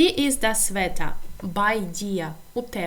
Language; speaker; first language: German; non-native, learner; Ukrainian